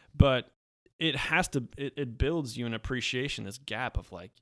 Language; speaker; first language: English; early bilingual, other home language; Polish